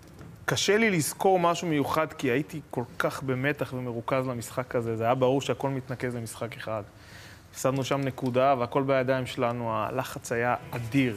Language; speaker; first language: Hebrew; native; Hebrew